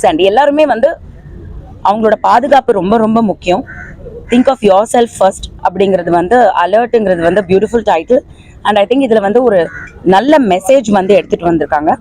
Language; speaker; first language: Tamil; native; Tamil